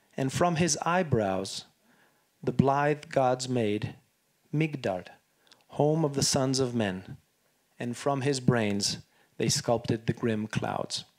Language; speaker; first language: English; early bilingual, other home language; Hebrew